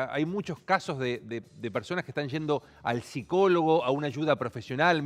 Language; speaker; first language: Spanish; native; Spanish